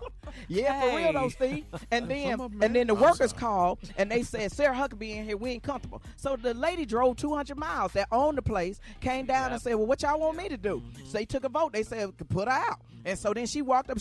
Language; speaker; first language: English; native; English